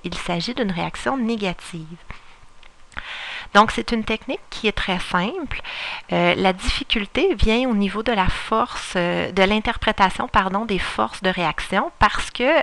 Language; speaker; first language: French; native; French